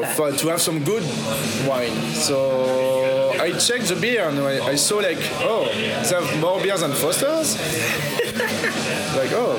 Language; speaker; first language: English; non-native, fluent; French